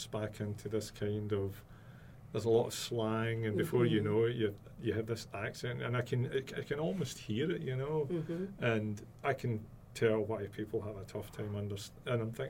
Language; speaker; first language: English; native; English